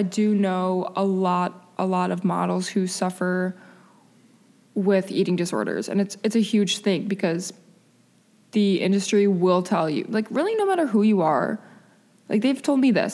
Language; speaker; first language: English; early bilingual, other home language; Spanish